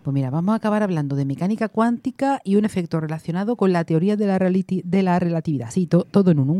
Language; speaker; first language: Spanish; native; Spanish